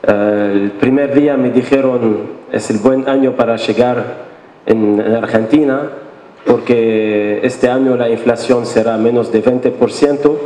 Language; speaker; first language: Spanish; non-native, fluent; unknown